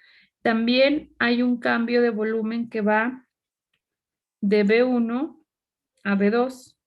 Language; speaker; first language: Spanish; native; Spanish